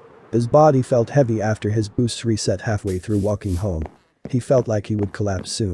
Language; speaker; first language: English; native; English